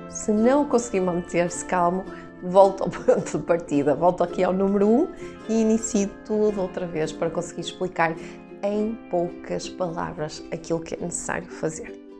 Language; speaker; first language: Portuguese; native; Portuguese